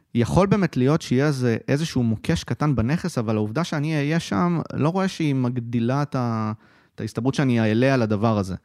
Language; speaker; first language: Hebrew; native; Hebrew